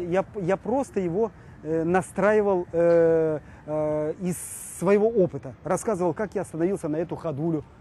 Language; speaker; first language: Russian; native; Russian